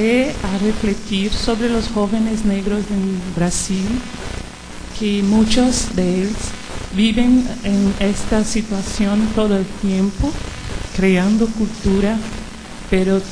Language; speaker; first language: Spanish; non-native, fluent; Portuguese